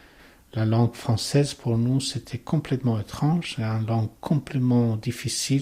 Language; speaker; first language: French; non-native, learner; Persian